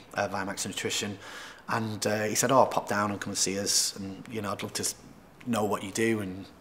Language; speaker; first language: English; native; English